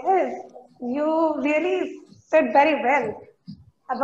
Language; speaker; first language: English; non-native, local second language; Hindi